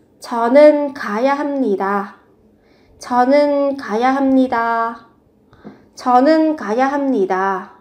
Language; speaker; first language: Korean; non-native, fluent; Vietnamese